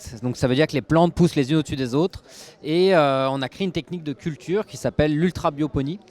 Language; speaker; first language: French; native; French